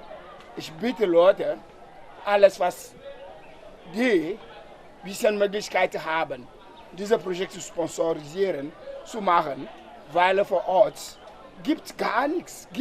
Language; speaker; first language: German; non-native, learner; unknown